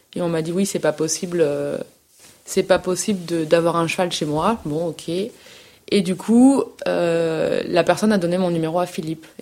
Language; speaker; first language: French; native; French